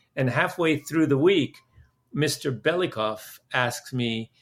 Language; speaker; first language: English; early bilingual, other home language; Dutch